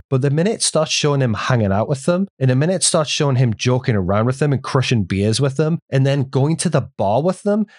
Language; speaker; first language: English; native; English